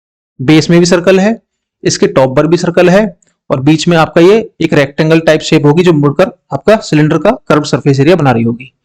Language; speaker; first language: Hindi; native; Hindi